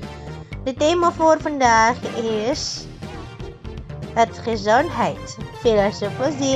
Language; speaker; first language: Dutch; non-native, fluent; Indonesian